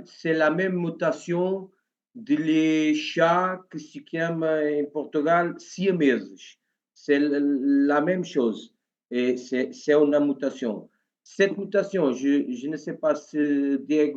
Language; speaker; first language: French; non-native, learner; Portuguese